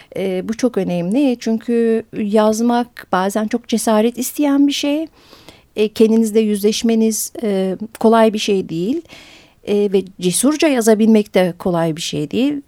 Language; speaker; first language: Turkish; early bilingual, heritage; Turkish